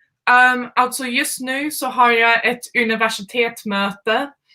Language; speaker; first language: Swedish; non-native, fluent; Finnish